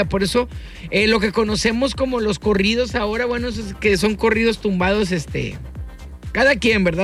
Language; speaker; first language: Spanish; native; Spanish